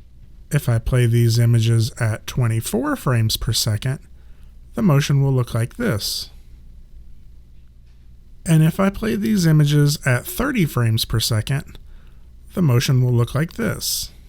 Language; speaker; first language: English; native; English